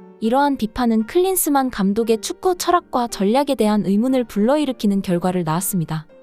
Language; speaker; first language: Korean; native; Korean